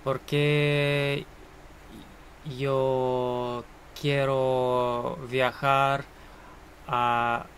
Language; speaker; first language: Spanish; non-native, learner; Russian